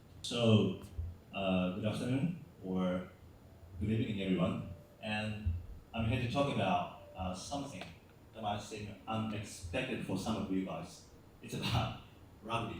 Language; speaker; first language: English; non-native, learner; Japanese